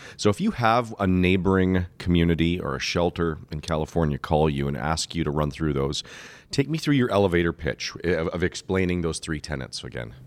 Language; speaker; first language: English; native; English